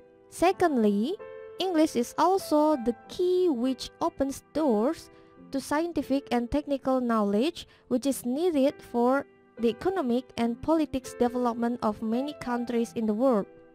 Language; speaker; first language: English; non-native, fluent; Indonesian